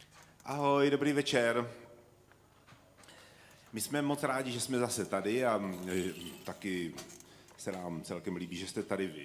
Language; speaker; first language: Czech; native; Czech